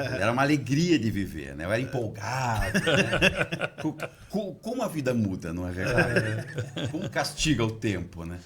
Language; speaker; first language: Portuguese; native; Portuguese